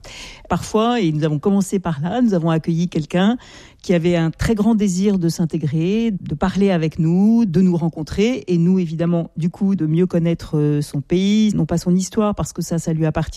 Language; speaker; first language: French; native; French